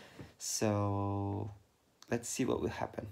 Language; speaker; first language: English; non-native, fluent; Indonesian